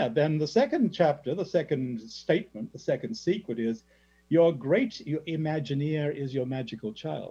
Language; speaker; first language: English; native; English